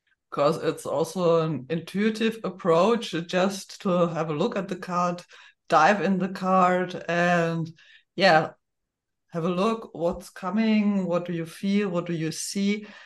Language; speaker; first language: English; non-native, fluent; German